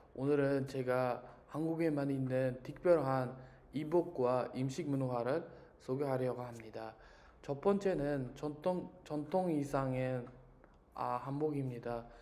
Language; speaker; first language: Korean; non-native, fluent; Uzbek